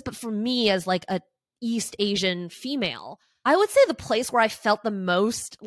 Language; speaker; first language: English; early bilingual, other home language; Chinese